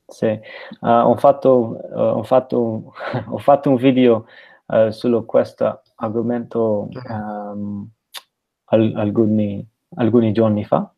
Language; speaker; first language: Italian; non-native, learner; Dutch